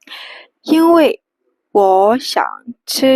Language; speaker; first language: Chinese; non-native, fluent; Burmese